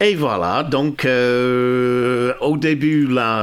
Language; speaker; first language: French; non-native, fluent; English